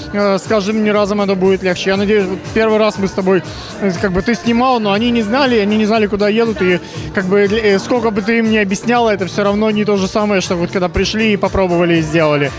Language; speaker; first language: Russian; native; Russian